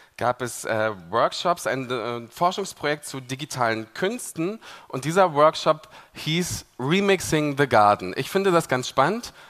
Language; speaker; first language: German; native; German